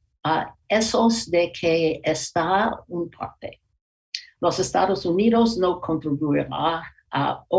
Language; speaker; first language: Spanish; non-native, learner; English